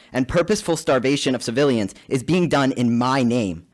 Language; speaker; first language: English; native; English